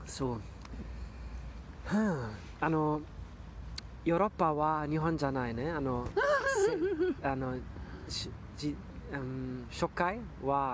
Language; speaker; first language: Japanese; non-native, learner; German